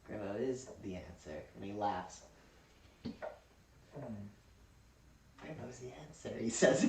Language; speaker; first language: English; native; English